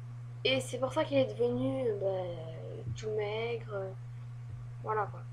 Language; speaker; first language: French; native; French